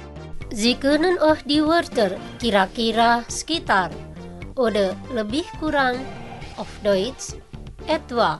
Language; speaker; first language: German; non-native, fluent; Indonesian